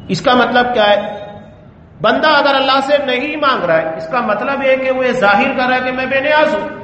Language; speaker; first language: Urdu; native; Urdu